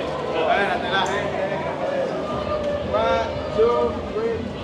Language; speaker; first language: Spanish; native; Spanish